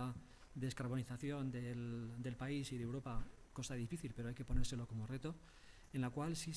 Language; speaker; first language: Spanish; native; Spanish